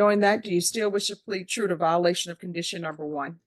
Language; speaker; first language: English; native; English